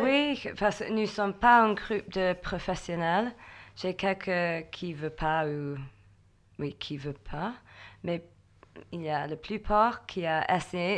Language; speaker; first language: French; non-native, learner; English